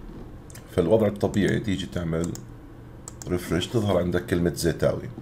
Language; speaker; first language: Arabic; native; Arabic